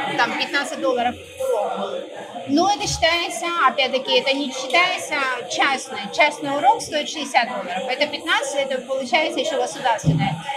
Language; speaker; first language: Russian; native; Russian